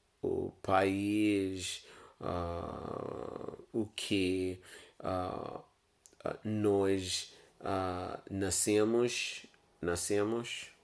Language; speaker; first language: Portuguese; non-native, learner; English